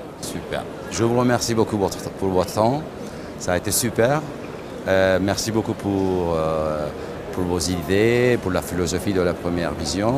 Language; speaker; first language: French; non-native, fluent; Turkish